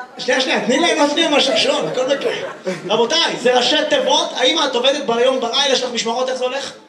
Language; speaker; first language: Hebrew; native; Hebrew